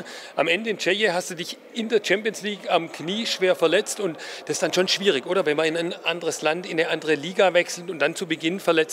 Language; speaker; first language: German; native; German